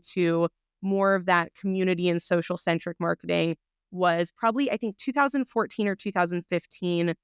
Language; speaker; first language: English; native; English